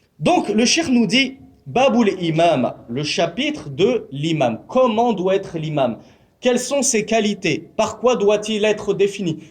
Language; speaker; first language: French; native; French